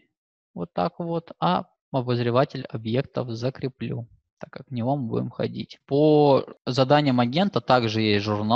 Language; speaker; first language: Russian; native; Russian